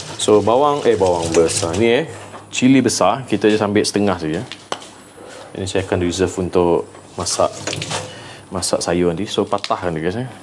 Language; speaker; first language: Malay; non-native, local second language; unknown